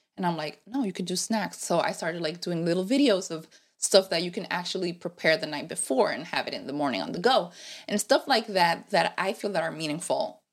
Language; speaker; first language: English; non-native, fluent; Spanish